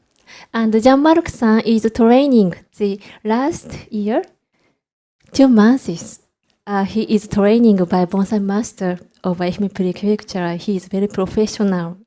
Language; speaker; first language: English; non-native, learner; Japanese